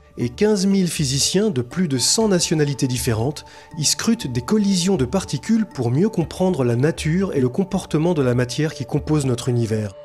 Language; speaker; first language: French; native; French